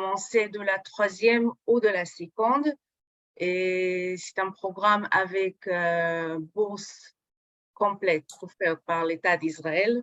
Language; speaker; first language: French; non-native, fluent; Hebrew